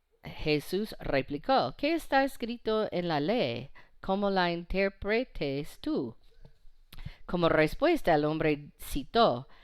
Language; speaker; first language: Spanish; non-native, fluent; English